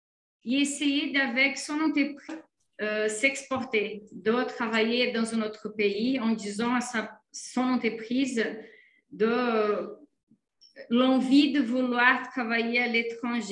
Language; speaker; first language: French; non-native, fluent; Portuguese